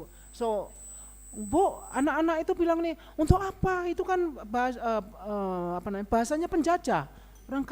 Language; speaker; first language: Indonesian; native; Indonesian